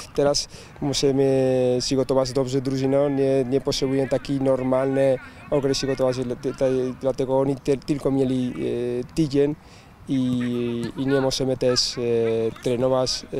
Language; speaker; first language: Polish; non-native, learner; Spanish